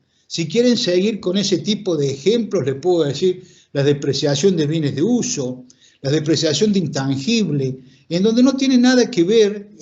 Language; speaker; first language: Spanish; native; Spanish